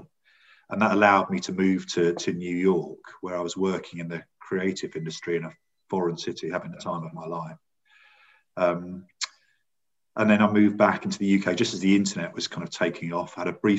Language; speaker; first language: English; native; English